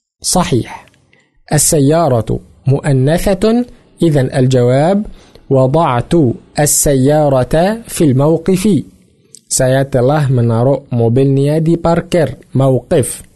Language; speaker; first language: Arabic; non-native, fluent; Indonesian